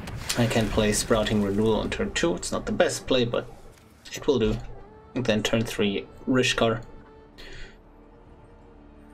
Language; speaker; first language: English; non-native, fluent; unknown